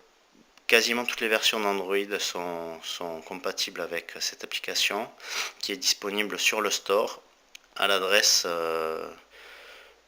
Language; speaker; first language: French; native; French